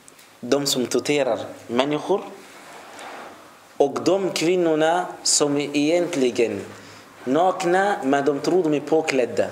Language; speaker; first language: Swedish; non-native, fluent; Arabic